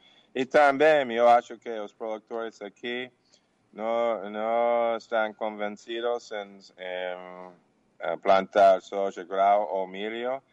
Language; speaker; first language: Portuguese; non-native, learner; English